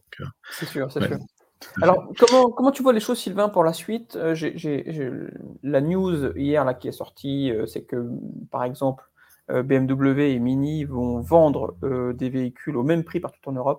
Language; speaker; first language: French; native; French